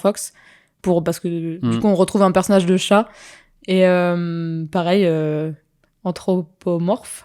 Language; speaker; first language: French; native; French